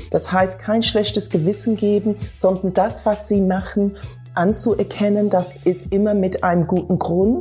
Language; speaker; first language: German; non-native, fluent; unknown